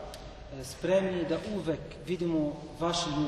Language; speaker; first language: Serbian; non-native, learner; Arabic